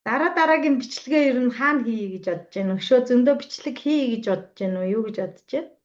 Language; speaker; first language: Mongolian; early bilingual, heritage; Mongolian